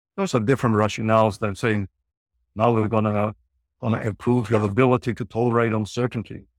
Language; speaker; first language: English; non-native, fluent; Dutch